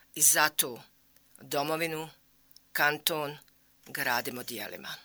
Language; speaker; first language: Bosnian; native; Bosnian